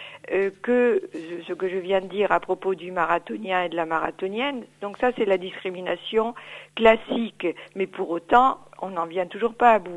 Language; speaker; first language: French; native; French